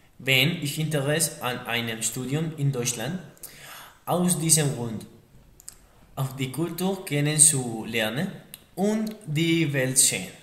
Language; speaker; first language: German; non-native, learner; Spanish